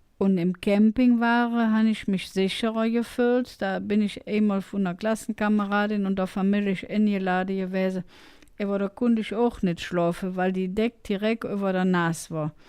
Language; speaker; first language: German; native; German